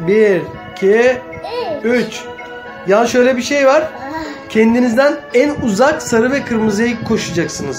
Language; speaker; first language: Turkish; native; Turkish